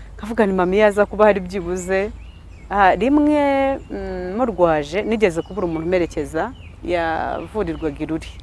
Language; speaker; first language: Kinyarwanda; early bilingual, heritage; Kinyarwanda